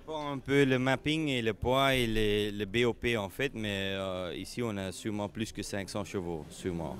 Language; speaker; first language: French; non-native, fluent; Dutch